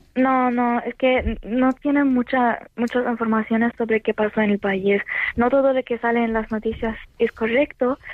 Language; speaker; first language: Spanish; non-native, learner; Arabic